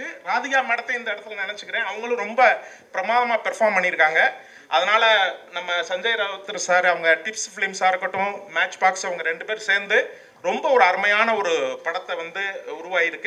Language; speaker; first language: Tamil; native; Tamil